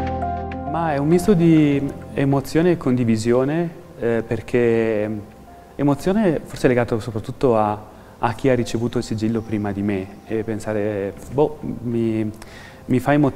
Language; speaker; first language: Italian; native; Italian